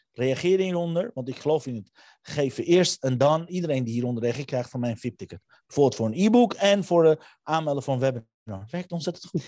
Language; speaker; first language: Dutch; early bilingual, other home language; Armenian